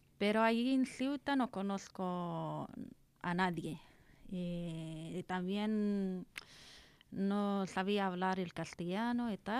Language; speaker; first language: Spanish; non-native, learner; Arabic